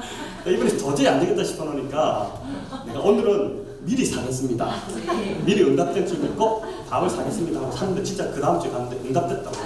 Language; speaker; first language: Korean; native; Korean